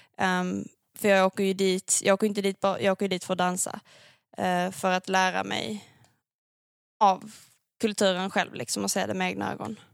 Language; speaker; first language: Swedish; native; Swedish